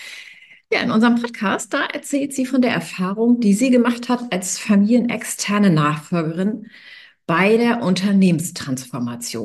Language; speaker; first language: German; native; German